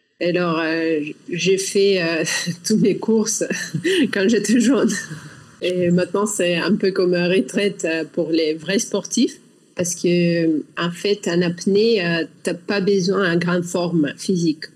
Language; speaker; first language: French; non-native, learner; Russian